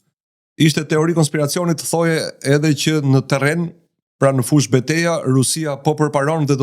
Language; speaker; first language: Albanian; native; Albanian